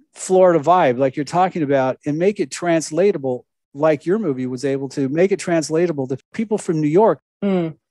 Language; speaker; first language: English; native; English